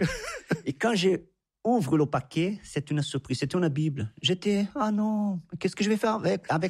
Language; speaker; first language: French; non-native, fluent; Portuguese